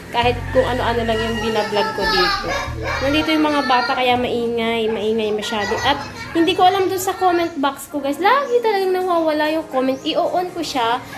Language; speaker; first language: Filipino; non-native, local second language; Bikol